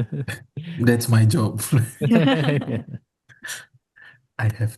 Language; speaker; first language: English; non-native, fluent; Indonesian